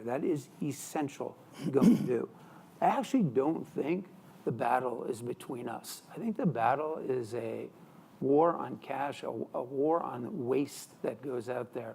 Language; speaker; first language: English; native; English